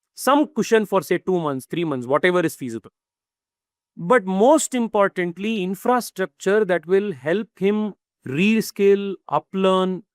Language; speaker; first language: English; non-native, local second language; Kannada